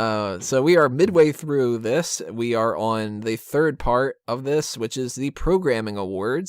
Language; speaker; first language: English; native; English